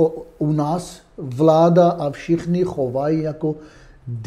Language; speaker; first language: Czech; non-native, fluent; Hebrew